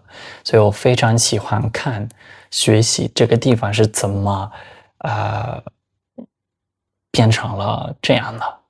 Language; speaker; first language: Chinese; non-native, fluent; Spanish